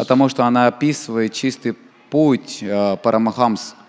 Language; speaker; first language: Russian; native; Russian